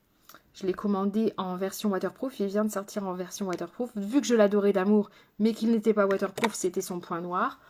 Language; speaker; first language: French; native; French